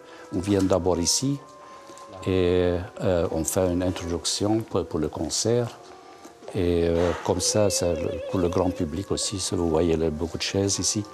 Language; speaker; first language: French; non-native, fluent; Hungarian